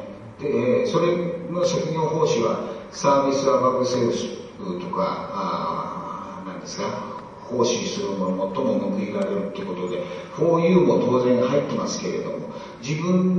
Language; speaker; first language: Japanese; native; Japanese